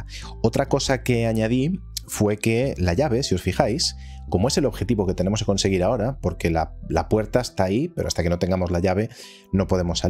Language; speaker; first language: Spanish; native; Spanish